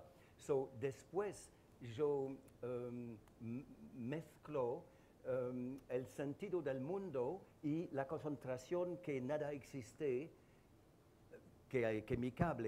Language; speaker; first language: Spanish; non-native, learner; French